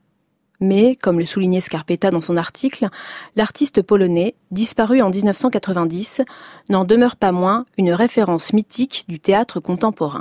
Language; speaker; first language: French; native; French